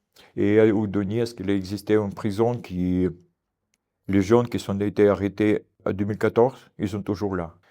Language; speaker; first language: French; non-native, learner; Ukrainian